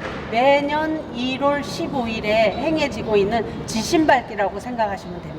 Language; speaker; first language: Korean; native; Korean